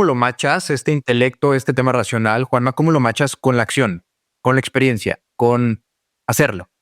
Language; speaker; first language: Spanish; native; Spanish